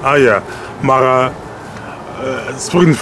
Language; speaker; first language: Dutch; non-native, learner; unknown